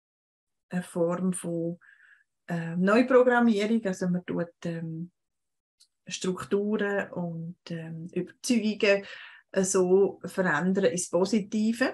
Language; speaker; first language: German; native; German